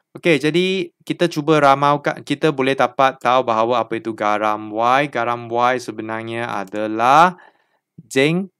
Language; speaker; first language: Malay; non-native, local second language; Chinese